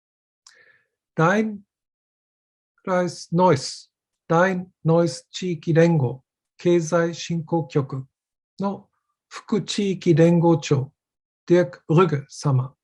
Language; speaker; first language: Japanese; non-native, fluent; German